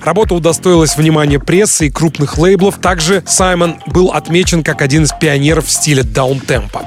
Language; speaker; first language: Russian; native; Russian